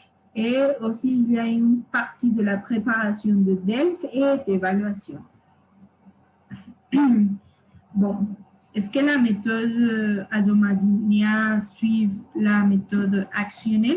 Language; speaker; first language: French; non-native, fluent; Spanish